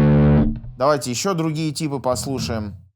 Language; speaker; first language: Russian; native; Russian